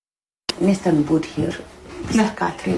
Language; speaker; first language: Norwegian; non-native, learner; Amharic